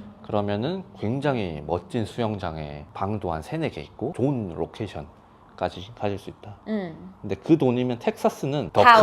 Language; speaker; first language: Korean; non-native, local second language; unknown